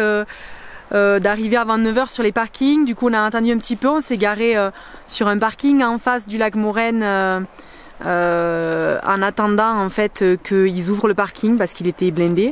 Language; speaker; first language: French; native; French